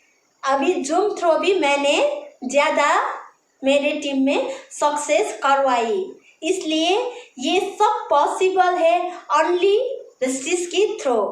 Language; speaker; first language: Hindi; non-native, local second language; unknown